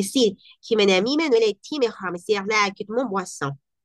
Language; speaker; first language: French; non-native, learner; Spanish